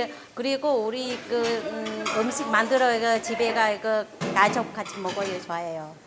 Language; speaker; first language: Korean; non-native, learner; Khmer